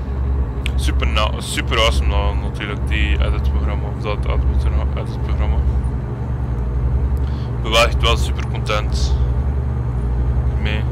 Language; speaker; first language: Dutch; native; Dutch